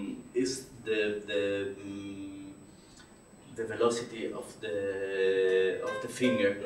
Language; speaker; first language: English; non-native, learner; Spanish